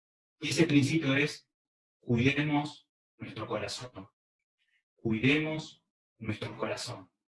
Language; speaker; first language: Spanish; early bilingual, other home language; Korean